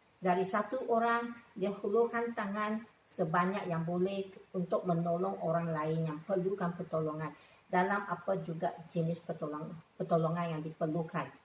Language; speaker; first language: Malay; non-native, local second language; Chinese